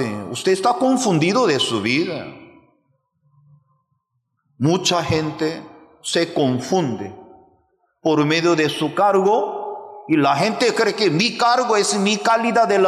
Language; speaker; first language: Spanish; non-native, fluent; Korean